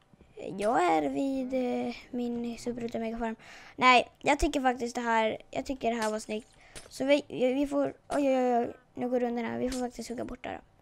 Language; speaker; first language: Swedish; native; Swedish